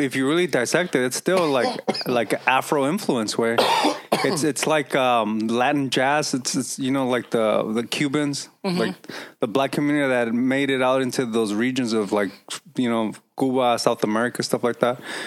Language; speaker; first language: English; early bilingual, other home language; Spanish